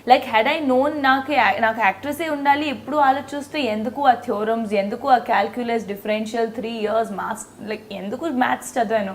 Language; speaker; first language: Telugu; non-native, fluent; Hindi